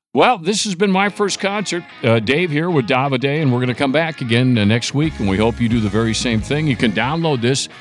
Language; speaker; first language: English; non-native, fluent; Italian